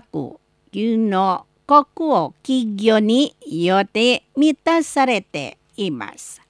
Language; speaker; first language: Japanese; non-native, learner; Indonesian